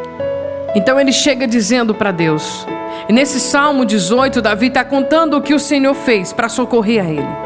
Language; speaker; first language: Portuguese; native; Portuguese